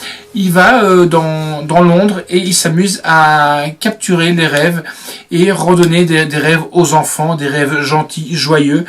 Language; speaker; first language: French; native; French